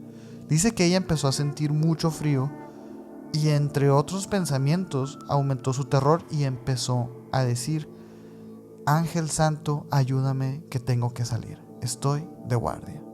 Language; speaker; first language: Spanish; native; Spanish